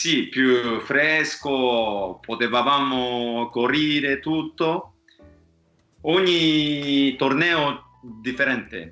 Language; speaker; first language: Italian; non-native, fluent; Japanese